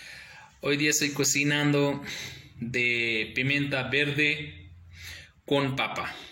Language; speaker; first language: Spanish; non-native, learner; Urdu